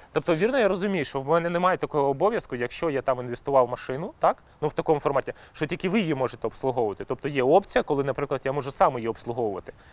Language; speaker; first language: Ukrainian; non-native, local second language; Russian